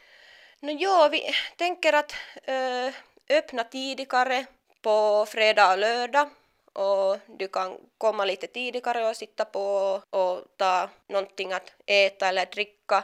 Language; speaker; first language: Swedish; non-native, local second language; Finnish